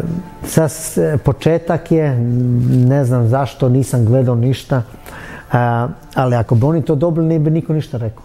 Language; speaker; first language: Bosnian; early bilingual, heritage; Bosnian